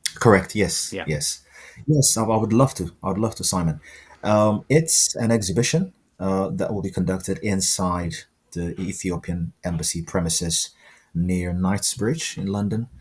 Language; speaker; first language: English; non-native, fluent; Amharic